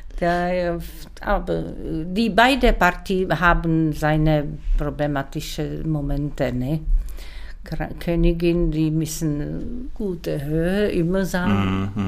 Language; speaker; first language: German; non-native, learner; Czech